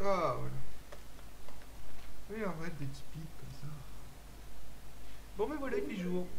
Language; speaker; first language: French; native; French